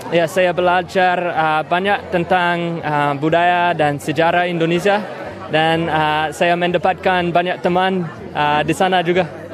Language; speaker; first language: Indonesian; non-native, learner; English